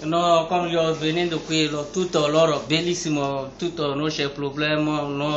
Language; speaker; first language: Italian; non-native, learner; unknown